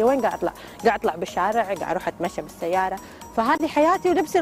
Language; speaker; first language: Arabic; native; Arabic